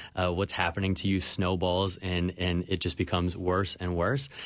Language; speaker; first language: English; native; English